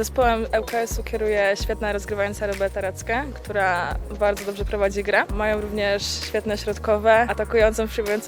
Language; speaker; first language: Polish; native; Polish